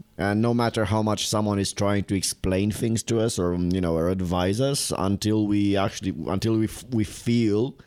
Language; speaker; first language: English; non-native, fluent; Romanian